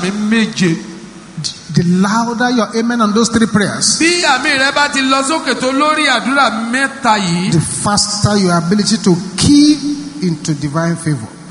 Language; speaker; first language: English; non-native, local second language; Yoruba